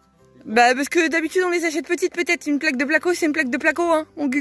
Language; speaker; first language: French; native; French